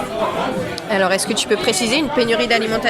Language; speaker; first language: French; native; French